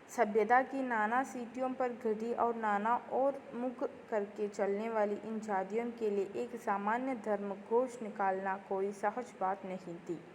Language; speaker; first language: Hindi; non-native, local second language; Malayalam